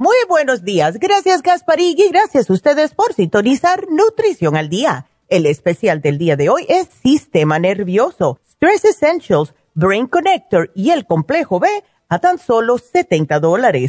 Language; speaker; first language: Spanish; native; Spanish